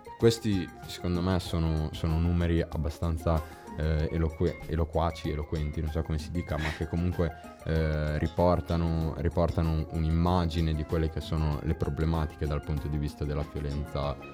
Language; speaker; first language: Italian; native; Italian